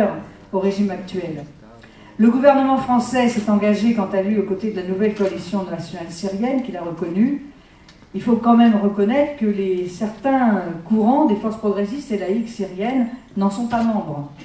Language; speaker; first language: French; native; French